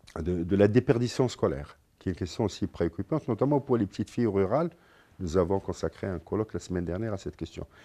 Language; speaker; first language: French; non-native, local second language; Arabic